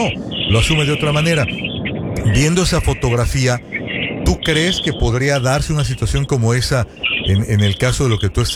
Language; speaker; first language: Spanish; native; Spanish